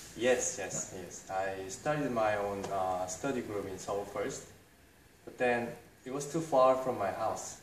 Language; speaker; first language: English; non-native, fluent; Korean